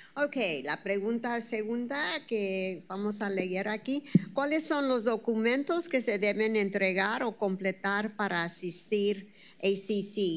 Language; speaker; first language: Spanish; early bilingual, heritage; Spanish